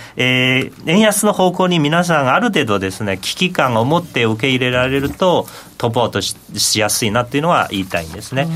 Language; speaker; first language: Japanese; non-native, fluent; Chinese